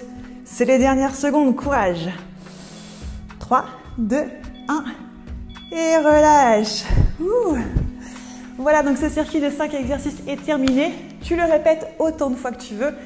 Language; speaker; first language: French; native; French